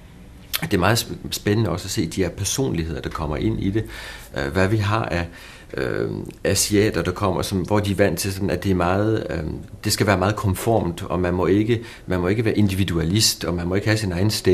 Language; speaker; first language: Danish; native; Danish